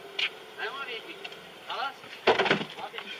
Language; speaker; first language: Arabic; native; Arabic